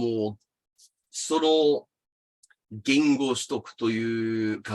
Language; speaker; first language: Japanese; non-native, fluent; English